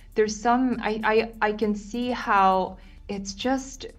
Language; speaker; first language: English; non-native, fluent; Japanese